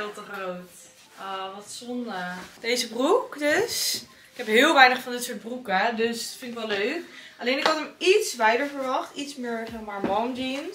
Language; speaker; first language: Dutch; native; Dutch